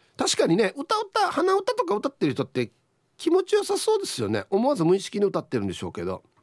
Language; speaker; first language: Japanese; native; Japanese